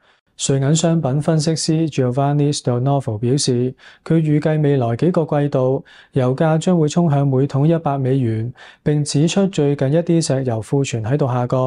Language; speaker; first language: Cantonese; native; Cantonese